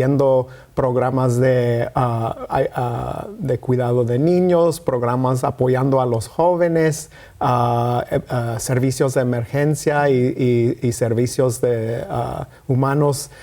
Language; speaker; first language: Spanish; early bilingual, heritage; Spanish